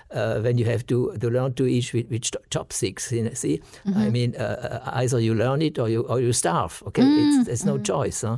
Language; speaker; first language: English; non-native, fluent; German